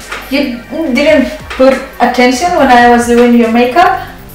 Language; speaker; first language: English; non-native, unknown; Spanish